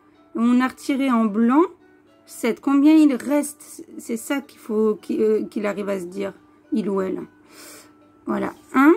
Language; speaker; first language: French; native; French